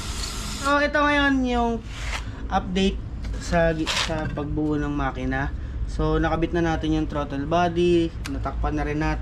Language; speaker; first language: Filipino; native; Filipino